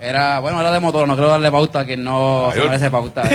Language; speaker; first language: Spanish; native; Spanish